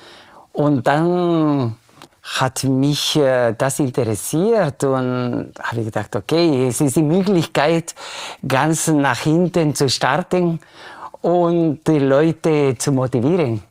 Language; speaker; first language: German; non-native, fluent; Spanish